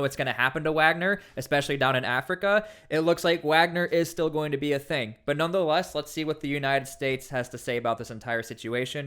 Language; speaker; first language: English; native; English